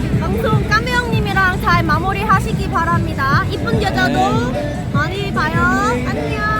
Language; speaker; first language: Korean; non-native, fluent; Vietnamese